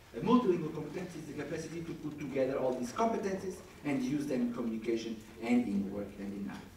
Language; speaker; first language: English; non-native, fluent; Portuguese